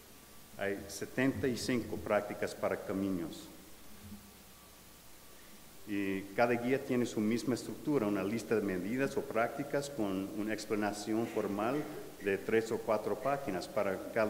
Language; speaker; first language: Spanish; non-native, fluent; English